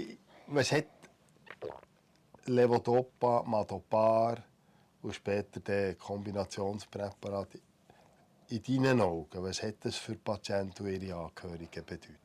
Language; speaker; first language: German; native; German